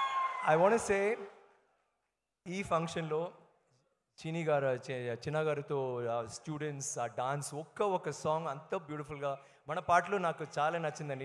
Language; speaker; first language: Telugu; non-native, learner; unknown